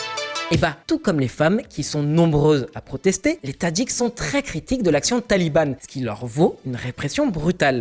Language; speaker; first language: French; native; French